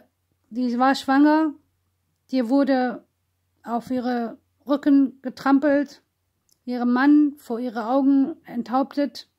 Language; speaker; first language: German; non-native, fluent; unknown